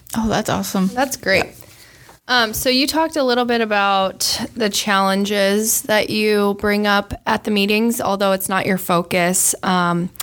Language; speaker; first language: English; native; English